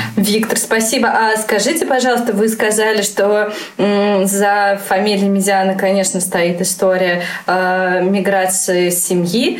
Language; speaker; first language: Russian; native; Russian